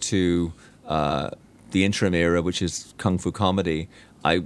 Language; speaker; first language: English; native; English